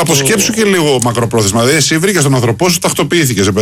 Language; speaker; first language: Greek; native; Greek